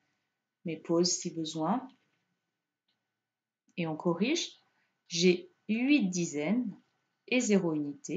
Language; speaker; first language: French; native; French